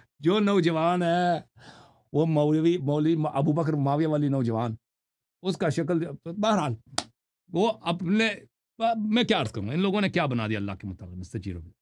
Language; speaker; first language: Urdu; non-native, fluent; Persian